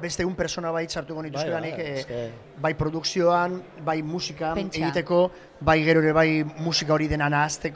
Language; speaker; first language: Basque; native; Basque